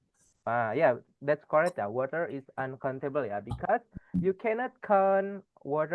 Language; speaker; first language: English; non-native, fluent; Indonesian